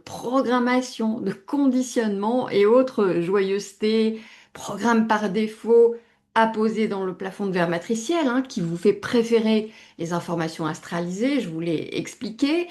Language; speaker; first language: French; native; French